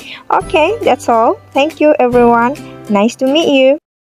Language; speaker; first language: English; non-native, fluent; Indonesian